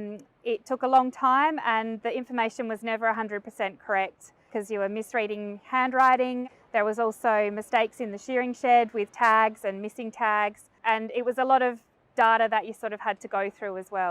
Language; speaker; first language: English; native; English